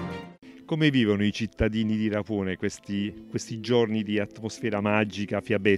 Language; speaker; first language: Italian; native; Italian